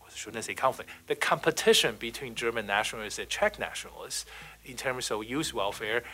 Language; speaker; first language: English; non-native, fluent; Chinese